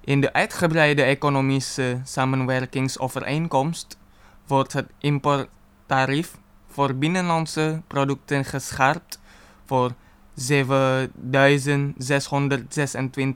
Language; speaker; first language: Dutch; non-native, fluent; Indonesian